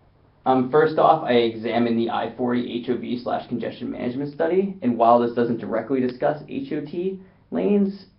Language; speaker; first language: English; native; English